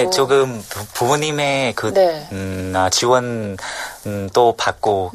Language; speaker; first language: Korean; non-native, learner; Vietnamese